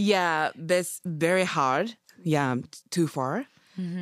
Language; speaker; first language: English; non-native, learner; Japanese